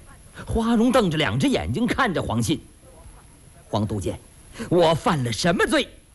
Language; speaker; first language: Chinese; native; Chinese